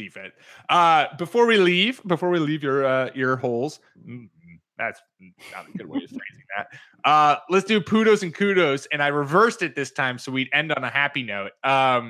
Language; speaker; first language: English; native; English